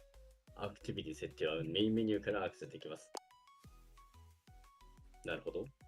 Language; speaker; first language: Japanese; native; Japanese